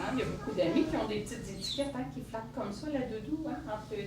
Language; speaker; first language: French; native; French